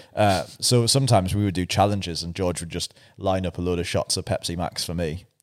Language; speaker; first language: English; native; English